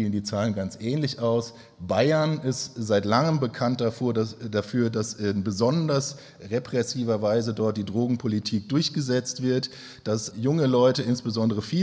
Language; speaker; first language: German; native; German